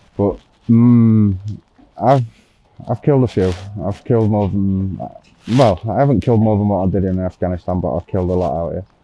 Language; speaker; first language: English; native; English